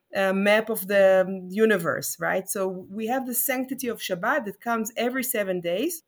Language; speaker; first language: English; non-native, fluent; Hebrew